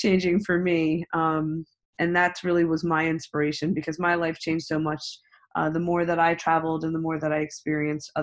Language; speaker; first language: English; native; English